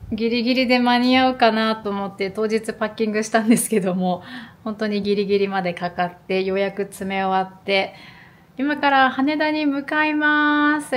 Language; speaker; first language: Japanese; native; Japanese